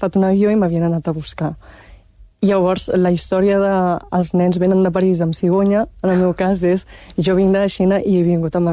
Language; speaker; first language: Catalan; early bilingual, other home language; Chinese